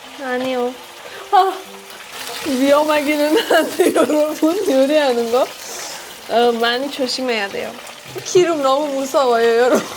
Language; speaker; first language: Korean; non-native, fluent; Persian